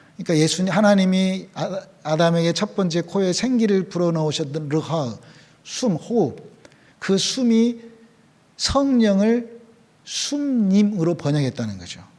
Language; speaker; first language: Korean; native; Korean